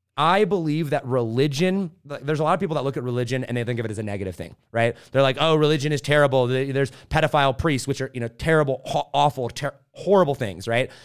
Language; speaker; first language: English; native; English